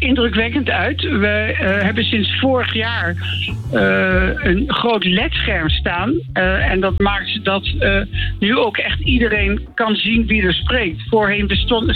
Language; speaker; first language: Dutch; native; Dutch